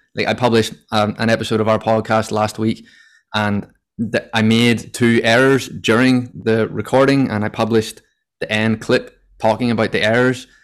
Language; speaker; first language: English; native; English